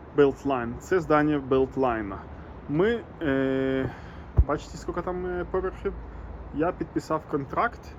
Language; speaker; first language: Ukrainian; non-native, local second language; Russian